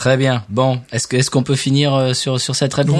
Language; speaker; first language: French; native; French